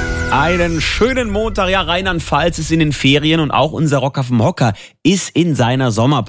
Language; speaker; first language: German; native; German